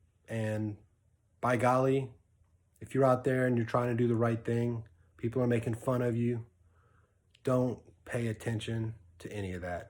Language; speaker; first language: English; native; English